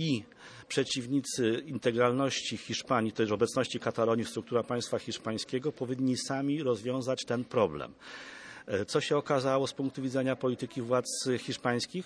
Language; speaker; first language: Polish; native; Polish